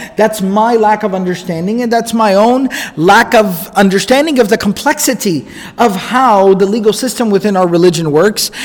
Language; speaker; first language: English; native; English